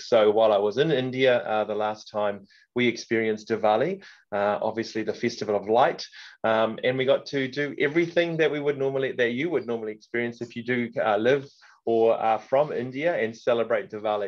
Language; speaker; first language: English; native; English